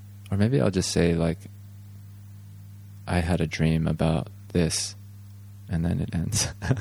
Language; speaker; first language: English; native; English